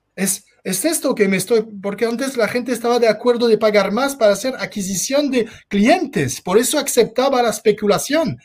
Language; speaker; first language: Spanish; non-native, fluent; French